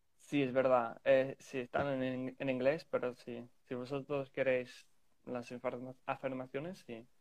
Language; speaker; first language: Spanish; non-native, fluent; English